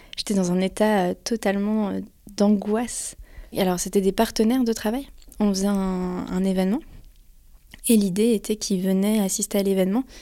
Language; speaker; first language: French; native; French